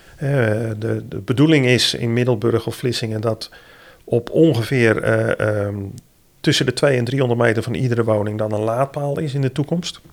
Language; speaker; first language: Dutch; native; Dutch